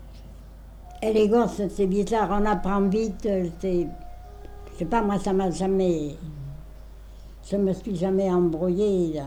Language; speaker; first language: French; native; French